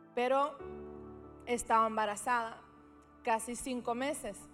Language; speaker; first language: Spanish; early bilingual, heritage; Spanish